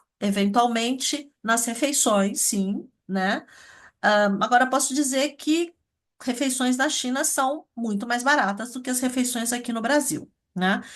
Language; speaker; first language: Portuguese; early bilingual, other home language; Chinese